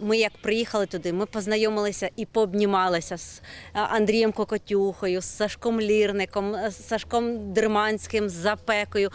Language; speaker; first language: Ukrainian; native; Ukrainian